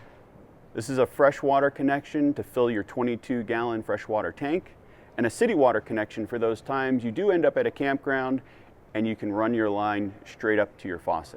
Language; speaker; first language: English; native; English